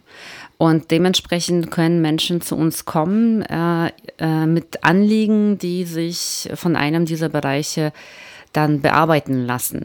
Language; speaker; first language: German; native; German